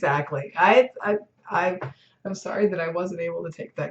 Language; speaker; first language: English; native; English